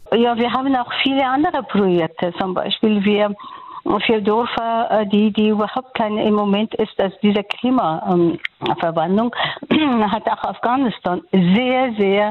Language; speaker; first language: German; non-native, learner; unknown